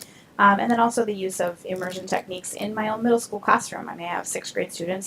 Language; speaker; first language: English; native; English